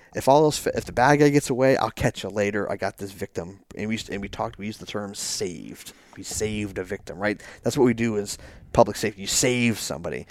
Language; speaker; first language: English; native; English